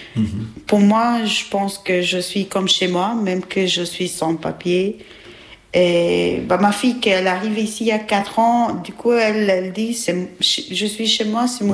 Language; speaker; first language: French; non-native, learner; Albanian